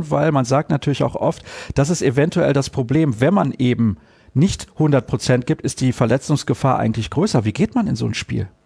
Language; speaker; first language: German; native; German